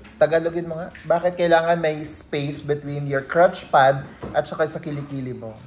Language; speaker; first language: Filipino; non-native, local second language; Cebuano